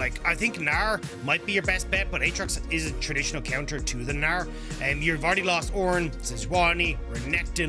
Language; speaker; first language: English; native; English